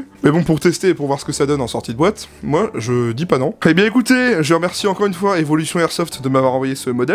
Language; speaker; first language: French; native; French